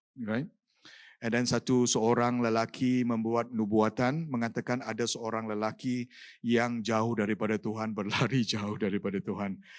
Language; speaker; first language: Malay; non-native, local second language; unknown